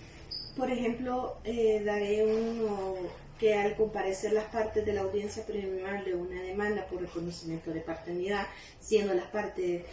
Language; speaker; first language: Spanish; native; Spanish